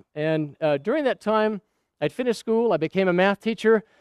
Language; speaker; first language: English; native; English